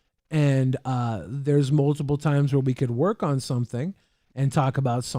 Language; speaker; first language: English; native; English